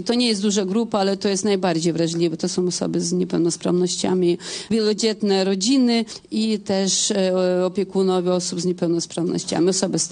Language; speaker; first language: Polish; non-native, fluent; Ukrainian